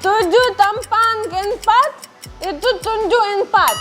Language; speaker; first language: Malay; non-native, learner; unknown